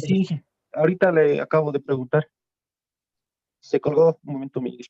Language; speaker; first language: Spanish; native; Spanish